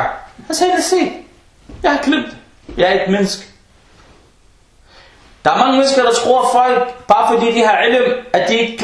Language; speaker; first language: Danish; non-native, fluent; Arabic